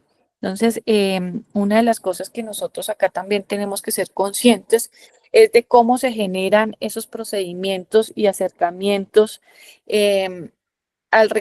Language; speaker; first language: Spanish; native; Spanish